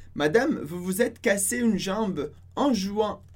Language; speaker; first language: French; non-native, fluent; Portuguese